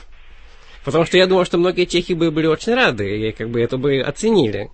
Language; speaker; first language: Russian; native; Russian